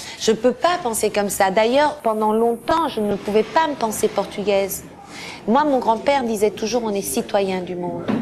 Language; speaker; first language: French; early bilingual, other home language; Portuguese